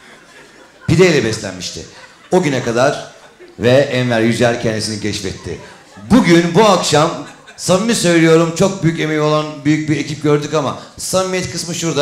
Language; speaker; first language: Turkish; native; Turkish